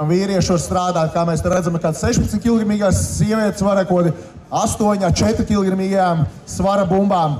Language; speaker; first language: Latvian; non-native, local second language; Russian